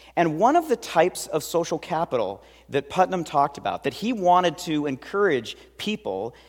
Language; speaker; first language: English; native; English